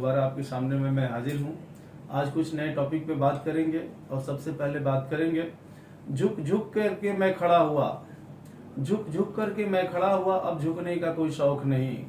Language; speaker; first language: Hindi; native; Hindi